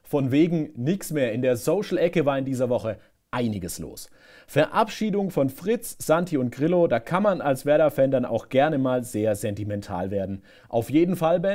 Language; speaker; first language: German; native; German